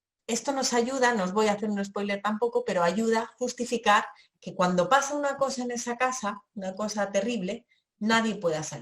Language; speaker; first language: Spanish; native; Spanish